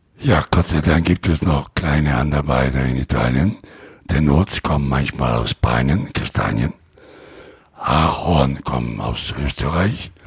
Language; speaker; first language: German; non-native, learner; Italian